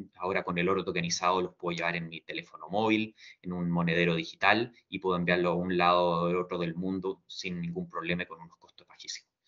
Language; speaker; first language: Spanish; native; Spanish